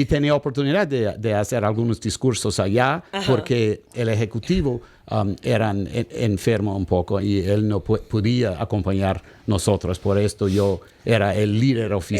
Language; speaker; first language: Spanish; non-native, learner; English